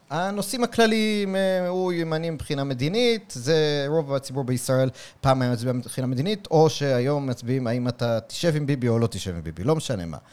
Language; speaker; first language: Hebrew; native; Hebrew